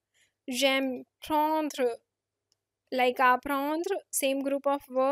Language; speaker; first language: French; non-native, fluent; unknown